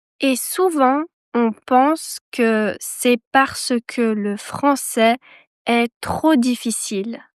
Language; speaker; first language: French; native; French